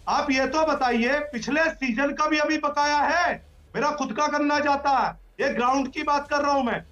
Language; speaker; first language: Hindi; native; Hindi